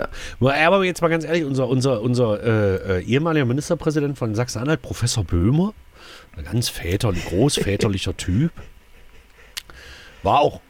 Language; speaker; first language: German; native; German